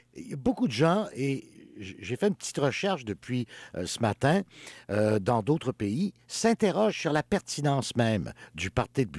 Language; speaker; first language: French; native; French